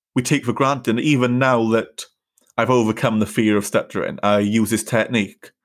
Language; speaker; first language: English; native; English